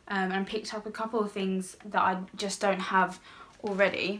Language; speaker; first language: English; native; English